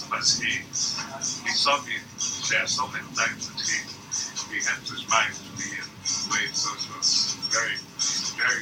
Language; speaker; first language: English; non-native, fluent; Portuguese